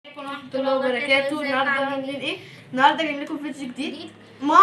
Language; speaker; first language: Arabic; native; Arabic